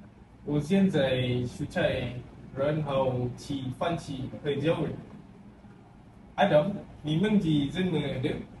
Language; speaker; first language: Chinese; non-native, learner; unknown